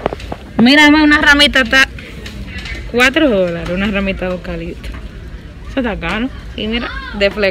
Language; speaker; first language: Spanish; native; Spanish